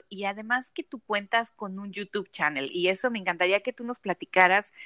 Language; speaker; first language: Spanish; native; Spanish